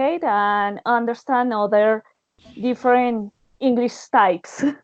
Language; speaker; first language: English; non-native, learner; Spanish